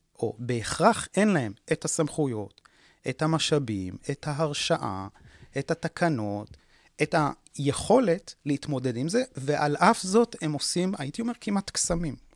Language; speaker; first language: Hebrew; native; Hebrew